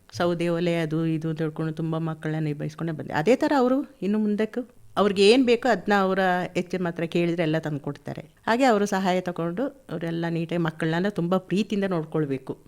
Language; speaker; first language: Kannada; non-native, local second language; Malayalam